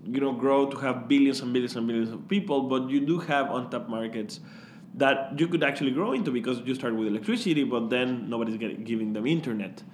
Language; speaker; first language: English; non-native, fluent; Spanish